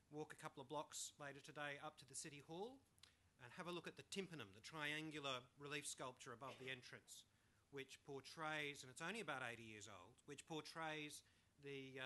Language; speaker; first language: English; native; English